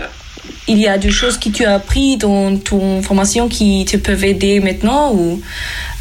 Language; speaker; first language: French; non-native, learner; German